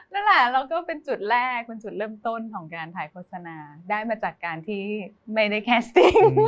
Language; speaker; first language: Thai; native; Thai